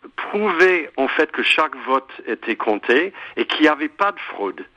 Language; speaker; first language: French; non-native, fluent; English